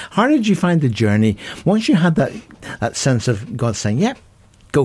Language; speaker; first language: English; native; English